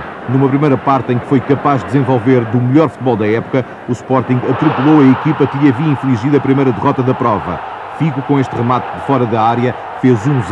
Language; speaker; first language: Portuguese; native; Portuguese